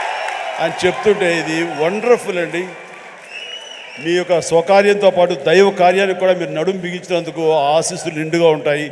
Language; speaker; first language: Telugu; native; Telugu